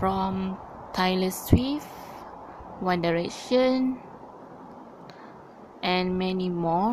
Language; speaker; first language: English; non-native, learner; Malay